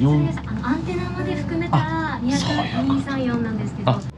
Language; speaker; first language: Japanese; native; Japanese